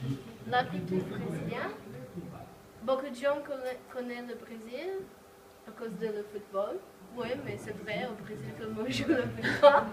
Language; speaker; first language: French; non-native, learner; Portuguese